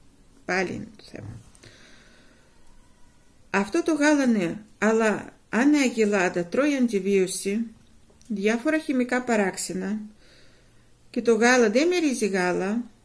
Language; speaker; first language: Greek; non-native, fluent; Russian